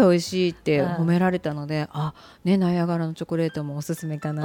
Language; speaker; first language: Japanese; native; Japanese